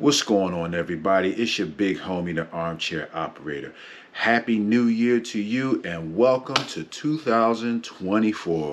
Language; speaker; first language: English; native; English